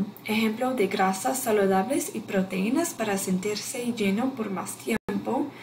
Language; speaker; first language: Spanish; non-native, learner; English